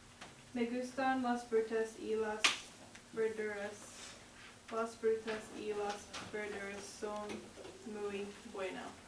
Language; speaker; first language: Spanish; non-native, learner; English